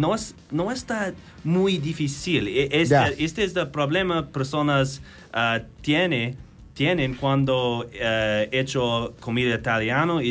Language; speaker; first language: Spanish; non-native, learner; English